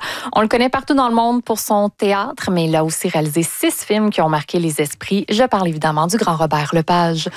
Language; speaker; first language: French; native; French